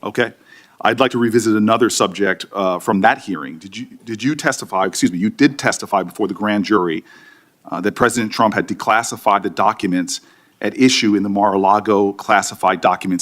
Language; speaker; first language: English; native; English